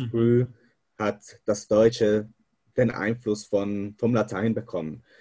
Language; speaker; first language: German; non-native, fluent; Spanish